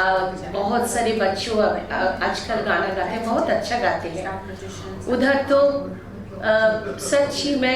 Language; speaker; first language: Hindi; non-native, local second language; Bangla